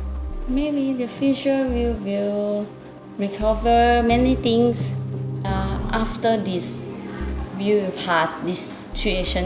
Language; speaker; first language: English; non-native, learner; Thai